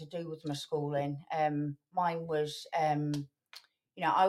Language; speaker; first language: English; native; English